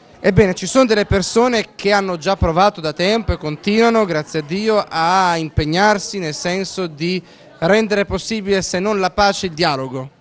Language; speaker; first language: Italian; native; Italian